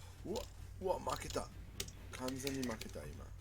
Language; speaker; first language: Japanese; non-native, learner; English